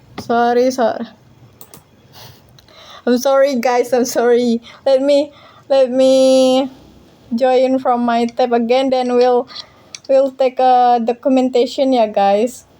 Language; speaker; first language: English; non-native, learner; Indonesian